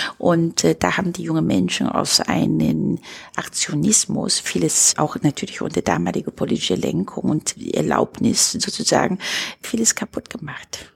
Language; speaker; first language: German; non-native, fluent; Chinese